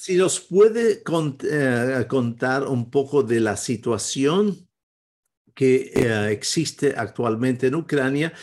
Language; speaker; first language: Spanish; non-native, fluent; English